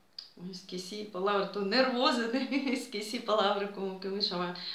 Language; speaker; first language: Portuguese; non-native, fluent; Russian